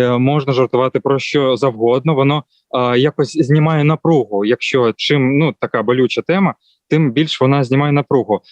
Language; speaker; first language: Ukrainian; non-native, local second language; Russian